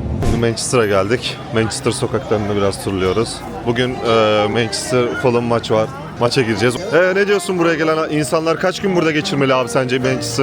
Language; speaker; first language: Turkish; native; Turkish